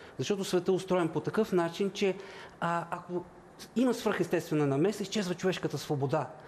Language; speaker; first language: Bulgarian; native; Bulgarian